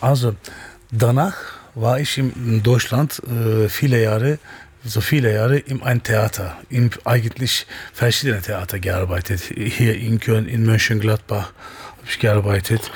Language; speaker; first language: German; non-native, learner; Turkish